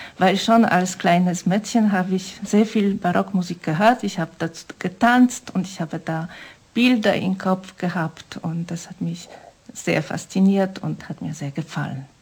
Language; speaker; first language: German; non-native, fluent; Polish